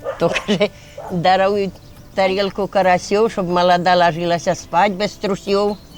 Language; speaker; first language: Ukrainian; native; Ukrainian